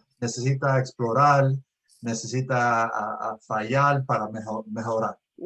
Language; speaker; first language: Spanish; early bilingual, heritage; Spanish